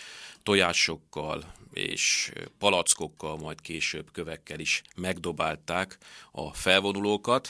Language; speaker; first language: Hungarian; native; Hungarian